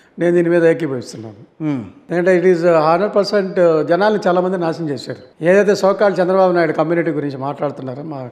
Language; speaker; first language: Telugu; native; Telugu